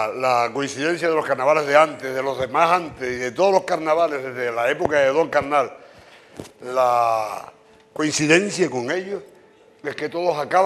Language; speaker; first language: Spanish; native; Spanish